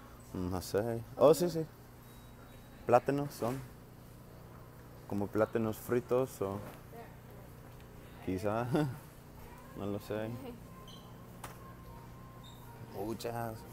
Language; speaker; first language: Spanish; non-native, learner; English